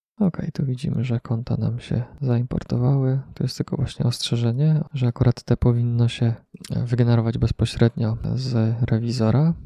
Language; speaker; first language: Polish; native; Polish